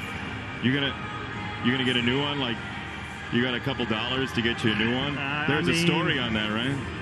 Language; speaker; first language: English; native; English